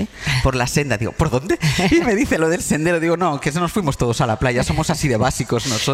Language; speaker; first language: Spanish; native; Spanish